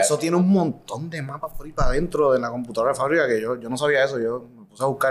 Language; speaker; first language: Spanish; native; Spanish